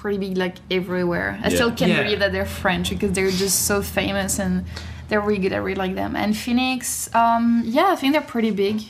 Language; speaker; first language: English; non-native, fluent; French